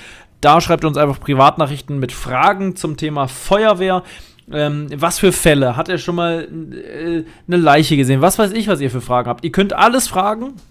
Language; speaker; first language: German; native; German